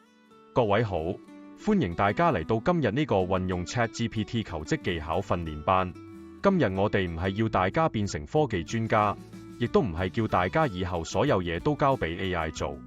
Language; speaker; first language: Cantonese; native; Cantonese